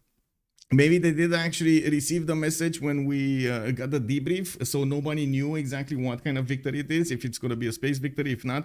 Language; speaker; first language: English; non-native, fluent; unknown